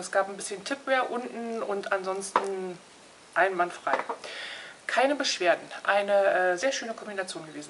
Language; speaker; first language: German; native; German